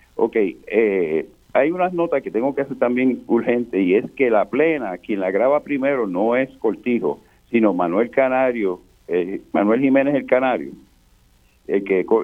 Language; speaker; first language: Spanish; native; Spanish